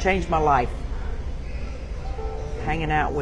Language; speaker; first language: English; native; English